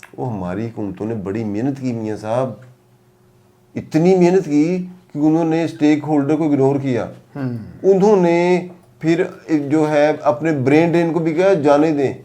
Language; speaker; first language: Urdu; non-native, local second language; Punjabi